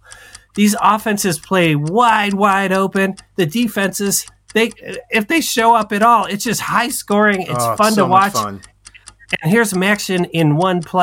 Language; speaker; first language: English; native; English